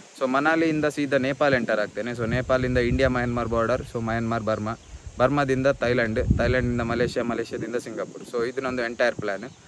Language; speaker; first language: Kannada; native; Kannada